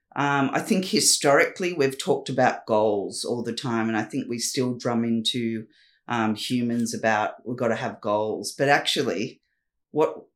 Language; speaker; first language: English; native; English